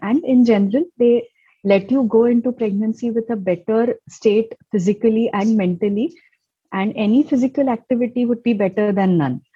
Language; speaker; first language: English; non-native, local second language; Marathi